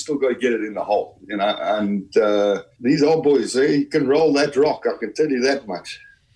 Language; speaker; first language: English; native; English